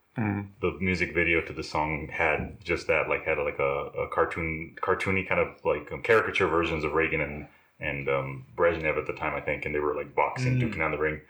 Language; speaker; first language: English; native; English